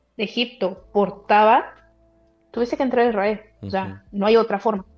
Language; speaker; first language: Spanish; native; Spanish